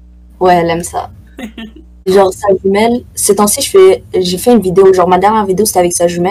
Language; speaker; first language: French; native; French